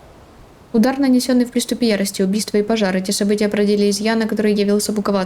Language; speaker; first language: Russian; native; Russian